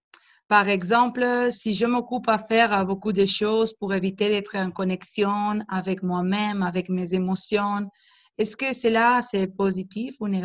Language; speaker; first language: French; non-native, fluent; Spanish